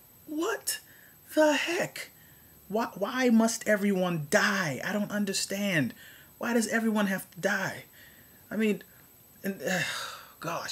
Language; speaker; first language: English; native; English